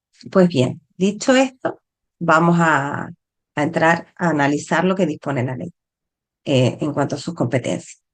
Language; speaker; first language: Spanish; native; Spanish